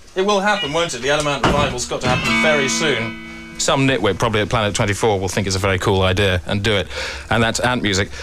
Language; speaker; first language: English; native; English